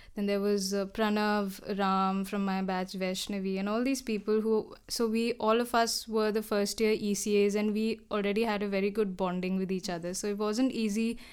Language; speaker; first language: English; non-native, local second language; Hindi